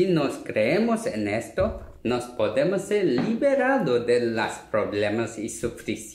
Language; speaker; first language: Spanish; non-native, learner; Korean